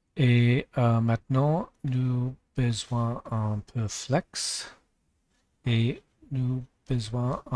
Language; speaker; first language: French; non-native, learner; English